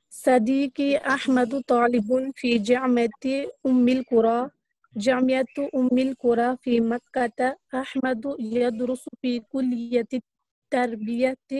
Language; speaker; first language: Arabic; non-native, learner; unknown